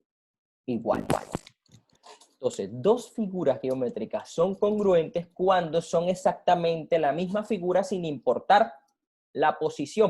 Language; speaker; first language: Spanish; native; Spanish